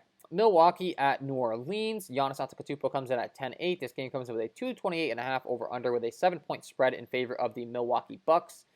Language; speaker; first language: English; native; English